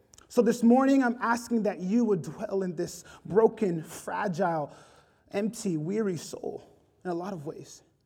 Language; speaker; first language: English; native; English